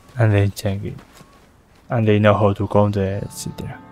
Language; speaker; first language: English; non-native, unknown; Spanish